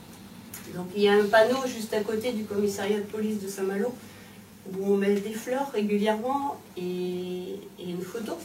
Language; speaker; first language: French; native; French